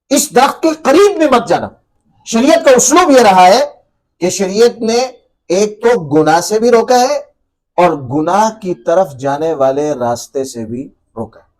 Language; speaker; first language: Urdu; native; Urdu